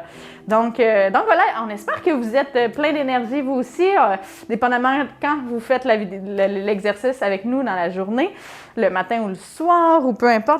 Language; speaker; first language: French; native; French